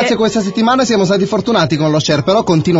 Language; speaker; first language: Italian; native; Italian